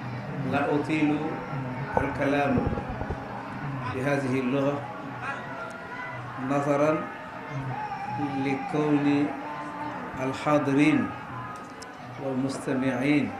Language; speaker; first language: Arabic; non-native, fluent; Wolof